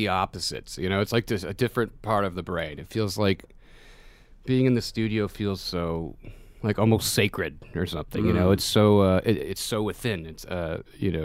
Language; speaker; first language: English; native; English